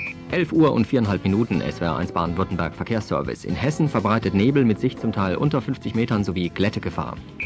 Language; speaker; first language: German; native; German